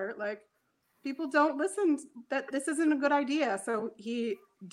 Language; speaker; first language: English; native; English